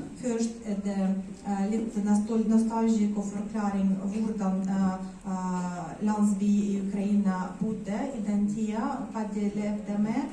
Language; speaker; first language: Swedish; non-native, fluent; Ukrainian